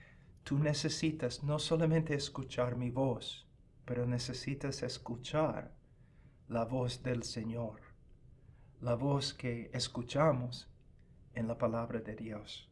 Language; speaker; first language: Spanish; non-native, fluent; English